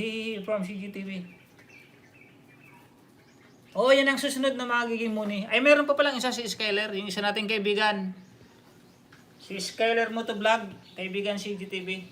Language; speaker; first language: Filipino; non-native, local second language; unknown